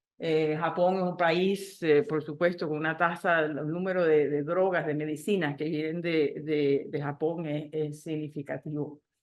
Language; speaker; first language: Spanish; native; Spanish